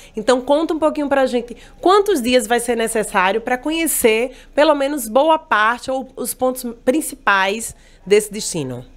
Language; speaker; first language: Portuguese; native; Portuguese